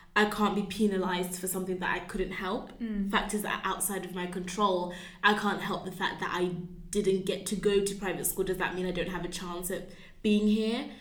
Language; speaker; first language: English; native; English